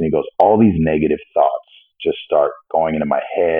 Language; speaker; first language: English; native; English